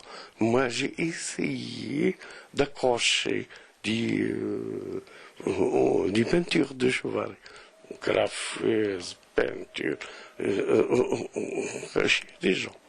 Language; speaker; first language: French; non-native, local second language; Arabic